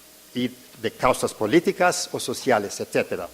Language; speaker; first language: Spanish; early bilingual, heritage; English